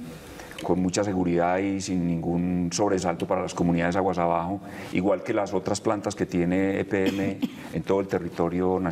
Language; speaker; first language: Spanish; native; Spanish